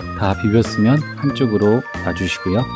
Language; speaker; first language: Korean; native; Korean